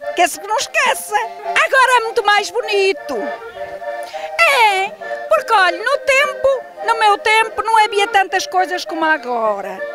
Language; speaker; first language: Portuguese; native; Portuguese